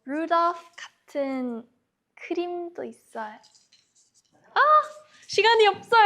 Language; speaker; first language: Korean; non-native, learner; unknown